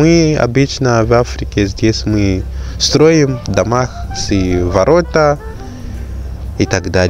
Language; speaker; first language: Russian; non-native, fluent; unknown